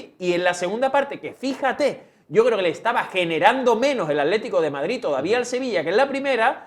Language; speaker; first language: Spanish; native; Spanish